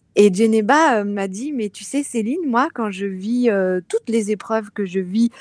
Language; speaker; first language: French; native; French